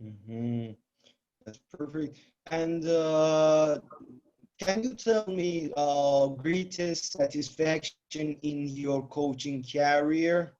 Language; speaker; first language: English; non-native, learner; Persian